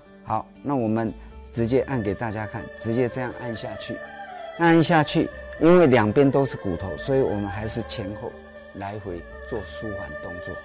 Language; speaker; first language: Chinese; native; Chinese